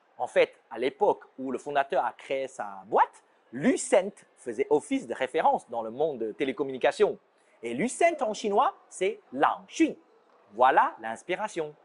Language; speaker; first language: French; non-native, fluent; Chinese